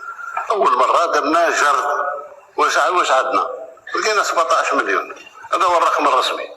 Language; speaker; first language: Arabic; native; Arabic